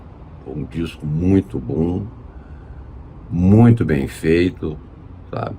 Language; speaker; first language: Portuguese; native; Portuguese